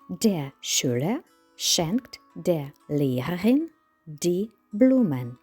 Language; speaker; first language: German; non-native, fluent; Ukrainian